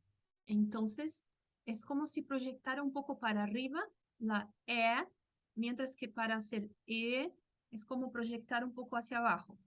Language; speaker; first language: Spanish; non-native, fluent; Portuguese